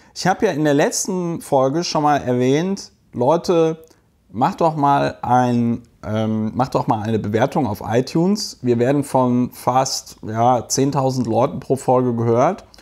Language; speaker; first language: German; native; German